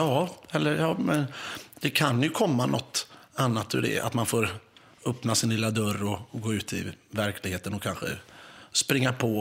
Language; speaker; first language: Swedish; native; Swedish